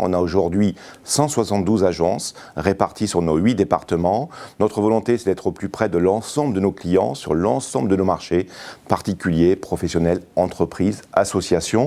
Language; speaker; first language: French; native; French